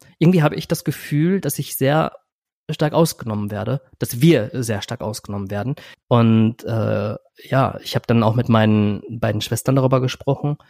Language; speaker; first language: German; native; German